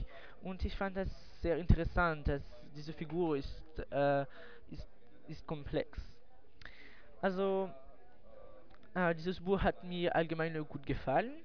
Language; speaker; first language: German; non-native, learner; French